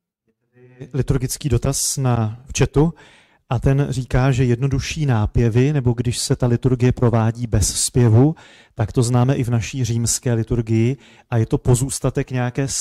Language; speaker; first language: Czech; native; Czech